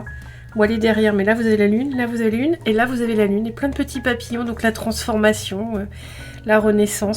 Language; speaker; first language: French; native; French